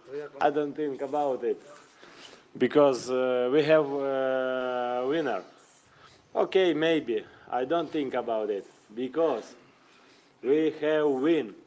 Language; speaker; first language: English; non-native, learner; Ukrainian